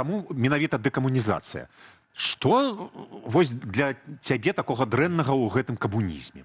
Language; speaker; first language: Belarusian; native; Belarusian